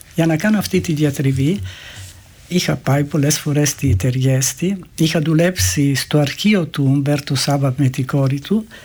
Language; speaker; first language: Greek; non-native, fluent; Italian